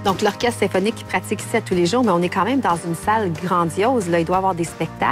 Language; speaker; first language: French; native; French